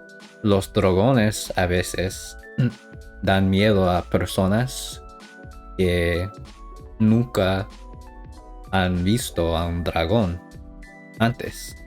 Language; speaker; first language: Spanish; non-native, learner; English